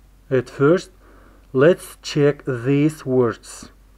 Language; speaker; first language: English; non-native, fluent; Kazakh